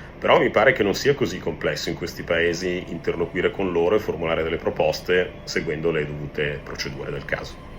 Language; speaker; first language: Italian; native; Italian